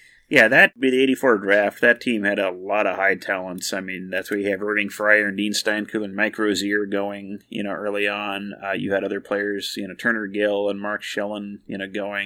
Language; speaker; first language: English; native; English